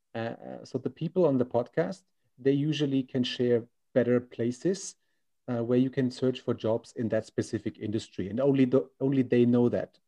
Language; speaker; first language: English; non-native, fluent; German